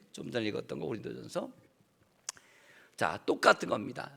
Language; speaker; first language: Korean; native; Korean